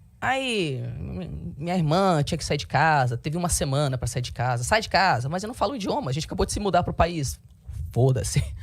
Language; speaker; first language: Portuguese; early bilingual, heritage; Portuguese